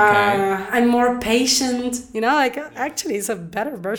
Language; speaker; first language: English; non-native, fluent; Spanish